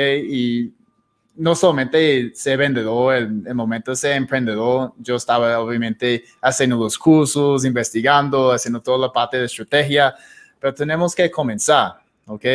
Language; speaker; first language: Spanish; non-native, fluent; English